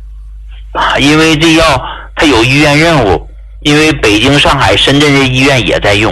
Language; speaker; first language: Chinese; native; Chinese